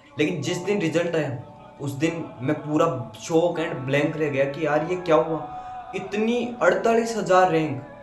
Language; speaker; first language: Hindi; native; Hindi